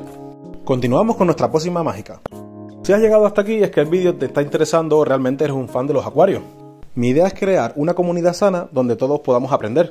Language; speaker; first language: Spanish; native; Spanish